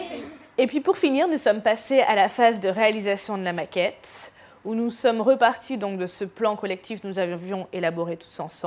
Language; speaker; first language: French; native; French